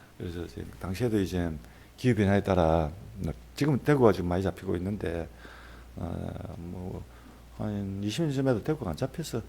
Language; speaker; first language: Korean; native; Korean